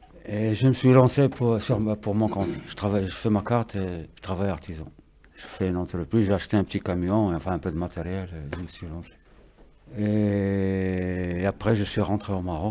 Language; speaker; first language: French; non-native, local second language; Arabic